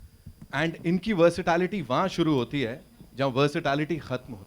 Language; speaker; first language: Hindi; native; Hindi